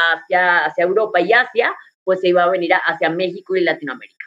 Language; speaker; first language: Spanish; native; Spanish